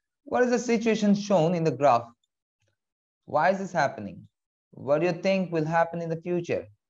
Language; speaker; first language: English; non-native, local second language; Bangla